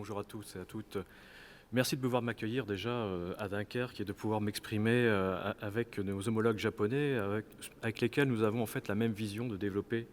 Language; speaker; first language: French; native; French